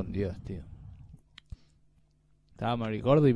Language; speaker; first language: Spanish; native; Spanish